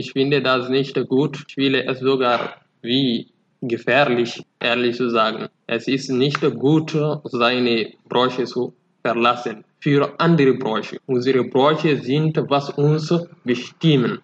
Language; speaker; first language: German; non-native, fluent; Fula